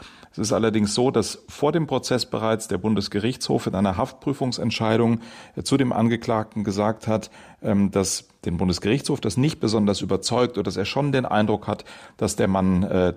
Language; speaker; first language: German; native; German